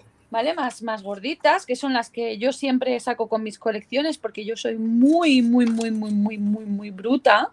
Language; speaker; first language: Spanish; native; Spanish